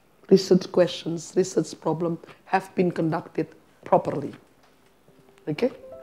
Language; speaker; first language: English; non-native, fluent; Indonesian